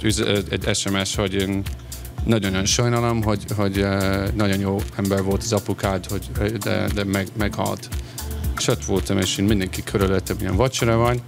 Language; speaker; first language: Hungarian; non-native, fluent; English